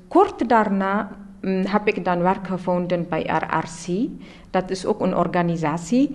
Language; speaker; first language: Dutch; non-native, learner; Tigrinya